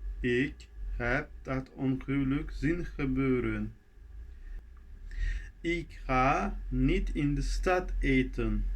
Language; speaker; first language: Dutch; non-native, fluent; Turkish